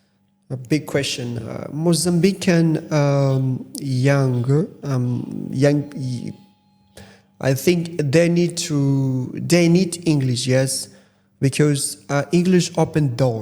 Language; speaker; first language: English; non-native, fluent; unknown